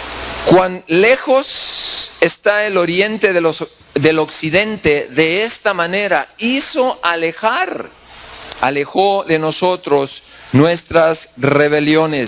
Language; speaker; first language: Spanish; native; Spanish